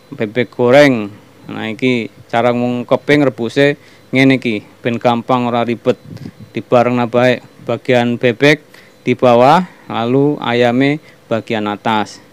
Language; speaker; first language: Indonesian; non-native, local second language; Javanese